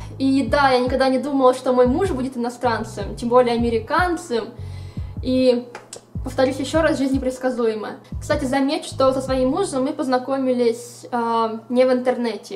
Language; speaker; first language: Russian; native; Russian